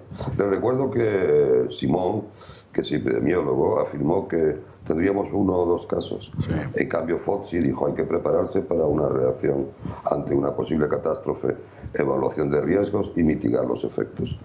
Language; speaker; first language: Spanish; native; Spanish